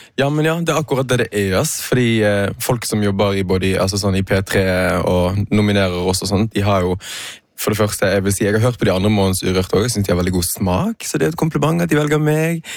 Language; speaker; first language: Norwegian; native; Norwegian